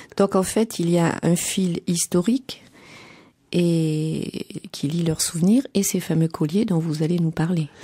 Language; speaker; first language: French; native; French